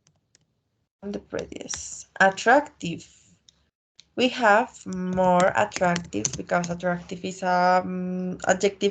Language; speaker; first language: English; non-native, learner; Spanish